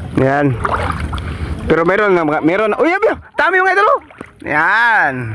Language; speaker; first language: Filipino; non-native, local second language; Cebuano